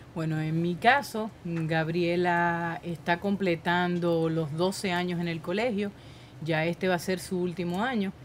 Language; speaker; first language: Spanish; native; Spanish